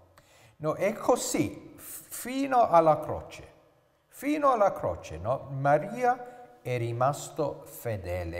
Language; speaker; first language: Italian; non-native, fluent; English